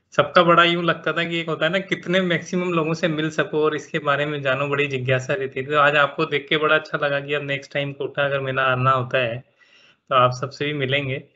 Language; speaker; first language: Hindi; native; Hindi